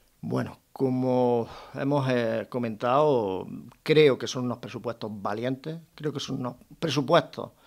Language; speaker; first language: Spanish; native; Spanish